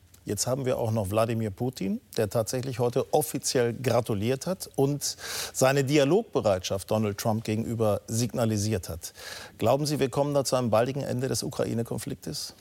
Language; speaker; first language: German; native; German